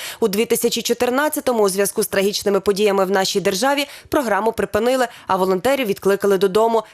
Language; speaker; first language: Ukrainian; native; Ukrainian